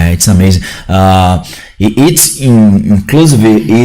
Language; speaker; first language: English; non-native, learner; Portuguese